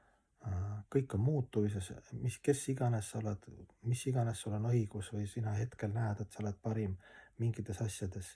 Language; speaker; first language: Estonian; native; Estonian